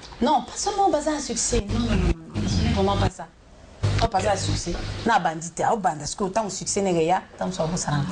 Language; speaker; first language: French; non-native, local second language; Lingala